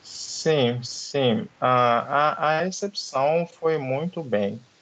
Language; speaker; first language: Portuguese; non-native, learner; Haitian Creole